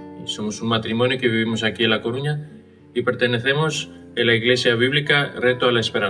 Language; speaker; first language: Spanish; non-native, fluent; Greek